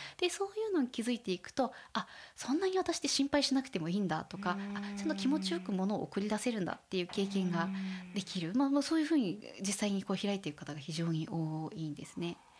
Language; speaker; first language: Japanese; native; Japanese